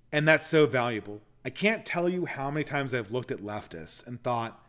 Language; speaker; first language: English; native; English